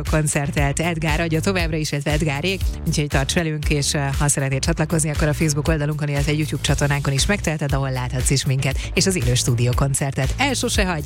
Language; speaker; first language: Hungarian; native; Hungarian